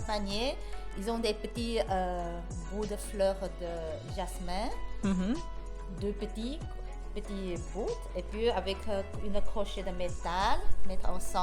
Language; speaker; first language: French; non-native, learner; Chinese